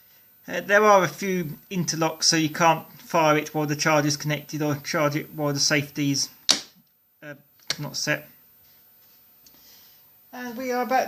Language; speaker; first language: English; native; English